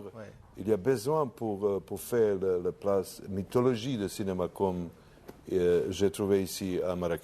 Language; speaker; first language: French; non-native, learner; Croatian